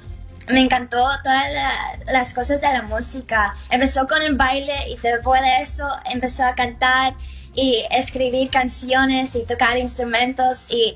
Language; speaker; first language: Spanish; early bilingual, heritage; English